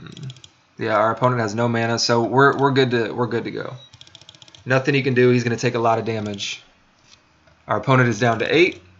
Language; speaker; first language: English; native; English